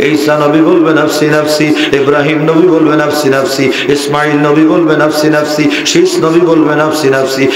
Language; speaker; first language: Bangla; native; Bangla